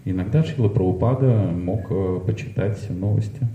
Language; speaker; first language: Russian; native; Russian